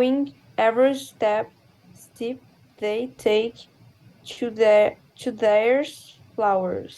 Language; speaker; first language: English; non-native, learner; Portuguese